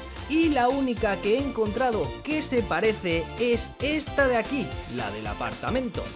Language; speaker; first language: Spanish; native; Spanish